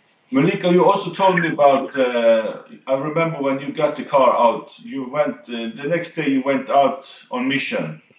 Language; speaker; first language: English; non-native, fluent; Norwegian